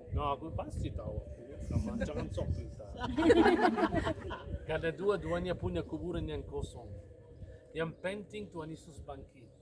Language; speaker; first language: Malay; non-native, fluent; Arabic